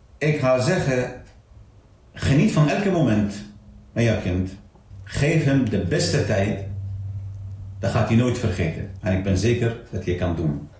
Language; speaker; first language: Dutch; non-native, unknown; Arabic